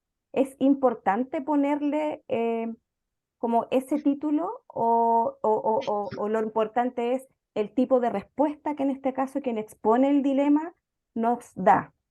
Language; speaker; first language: Spanish; native; Spanish